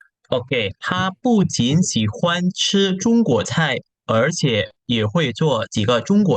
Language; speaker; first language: Chinese; non-native, fluent; Indonesian